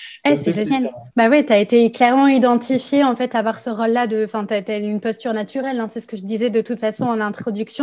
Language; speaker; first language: French; native; French